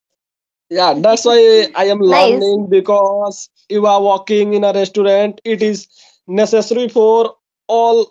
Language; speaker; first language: English; non-native, local second language; Hindi